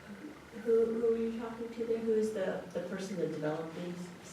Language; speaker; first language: English; native; English